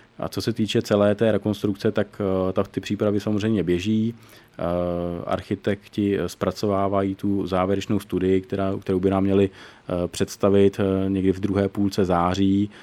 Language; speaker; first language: Czech; native; Czech